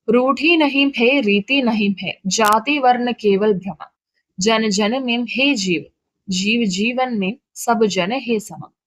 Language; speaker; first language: Hindi; non-native, local second language; Malayalam